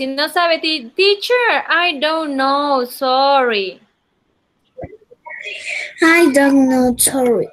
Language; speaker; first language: English; non-native, learner; Spanish